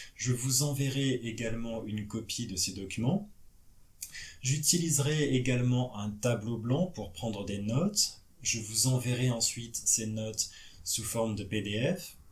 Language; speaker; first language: French; native; French